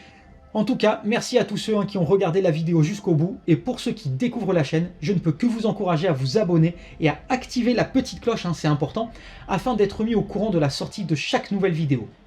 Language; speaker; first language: French; native; French